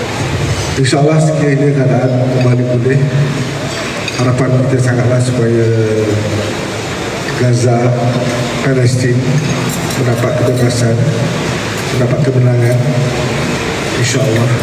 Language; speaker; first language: Malay; native; Malay